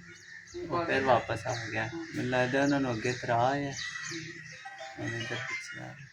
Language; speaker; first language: Hindi; non-native, local second language; Punjabi